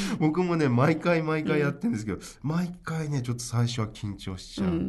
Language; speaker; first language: Japanese; native; Japanese